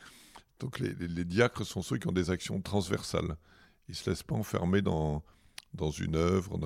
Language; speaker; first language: French; native; French